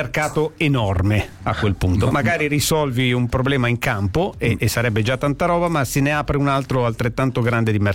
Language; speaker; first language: Italian; native; Italian